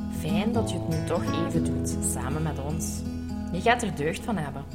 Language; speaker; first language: Dutch; native; Dutch